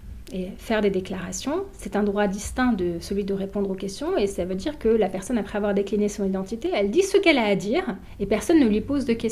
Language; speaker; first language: French; native; French